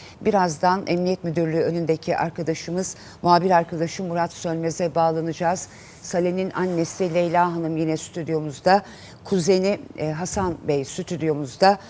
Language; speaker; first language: Turkish; native; Turkish